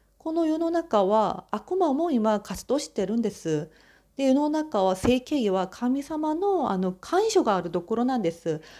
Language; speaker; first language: Japanese; non-native, fluent; Korean